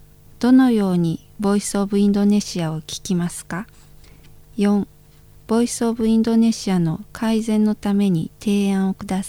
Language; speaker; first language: Japanese; non-native, fluent; Indonesian